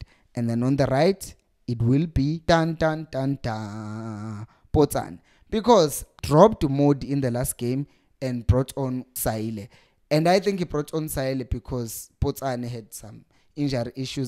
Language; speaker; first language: English; non-native, local second language; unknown